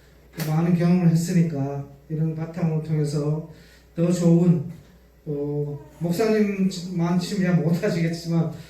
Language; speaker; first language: Korean; native; Korean